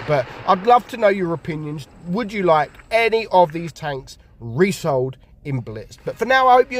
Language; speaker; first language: English; native; English